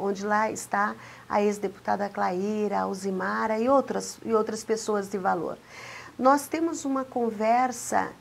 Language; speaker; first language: Portuguese; native; Portuguese